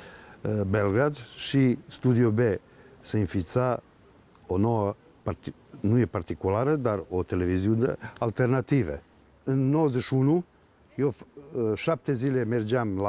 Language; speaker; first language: Romanian; early bilingual, heritage; Serbian